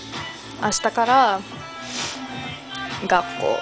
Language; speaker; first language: Japanese; non-native, learner; English